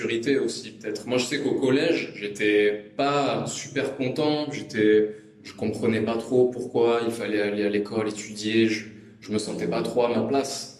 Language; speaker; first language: French; native; French